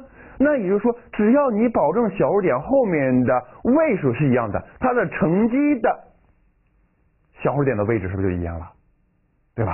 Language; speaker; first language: Chinese; native; Chinese